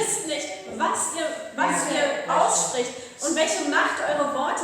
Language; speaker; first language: German; native; German